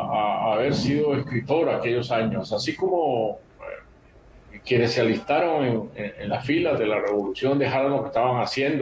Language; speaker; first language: Spanish; native; Spanish